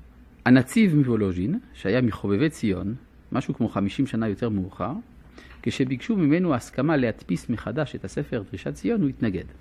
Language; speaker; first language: Hebrew; non-native, fluent; French